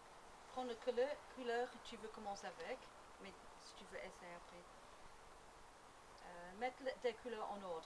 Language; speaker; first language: French; non-native, learner; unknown